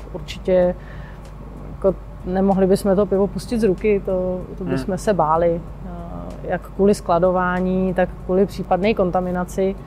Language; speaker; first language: Czech; native; Czech